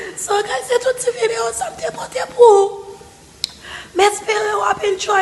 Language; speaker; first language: French; non-native, learner; Haitian Creole